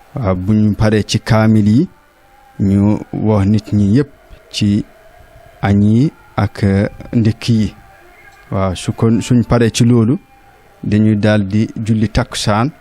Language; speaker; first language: Wolof; native; Wolof